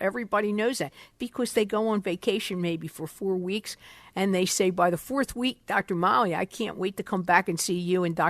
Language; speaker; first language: English; native; English